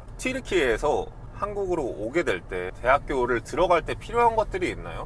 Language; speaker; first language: Korean; native; Korean